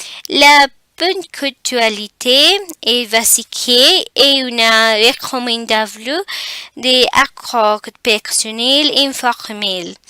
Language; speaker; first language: French; non-native, learner; Spanish